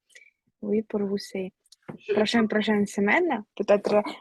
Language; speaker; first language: French; non-native, fluent; Russian